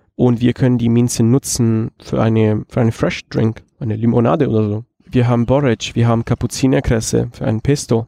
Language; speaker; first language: German; non-native, fluent; Italian